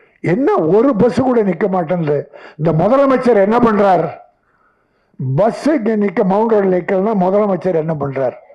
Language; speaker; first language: Tamil; native; Tamil